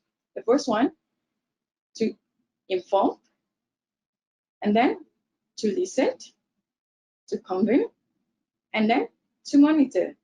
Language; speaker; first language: English; non-native, local second language; Malay